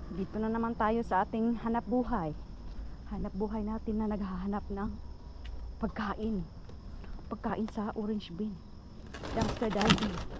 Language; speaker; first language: Filipino; non-native, local second language; Cebuano